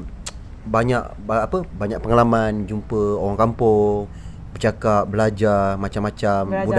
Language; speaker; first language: Malay; native; Malay